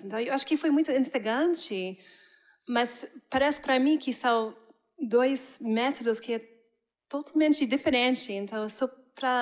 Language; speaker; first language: Portuguese; non-native, fluent; English